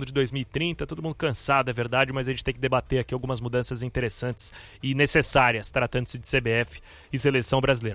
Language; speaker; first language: Portuguese; native; Portuguese